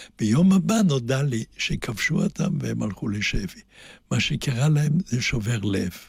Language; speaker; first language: Hebrew; non-native, fluent; German